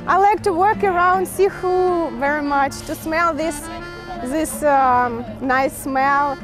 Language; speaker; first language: English; non-native, learner; Ukrainian